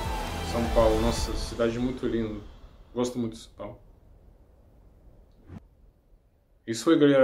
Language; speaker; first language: Portuguese; non-native, learner; Russian